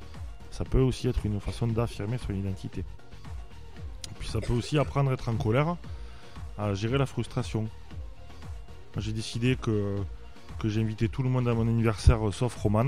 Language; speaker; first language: French; native; French